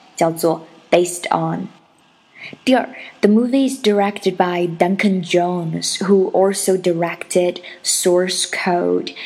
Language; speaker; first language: English; non-native, fluent; Chinese